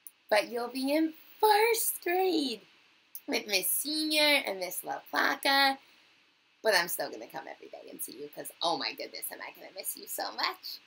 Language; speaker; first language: English; native; English